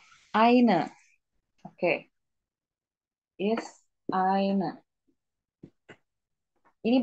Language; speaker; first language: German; non-native, fluent; Indonesian